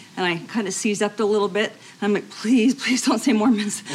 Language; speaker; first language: English; native; English